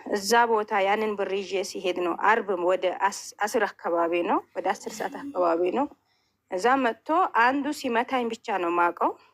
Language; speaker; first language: Amharic; non-native, local second language; Hadiyya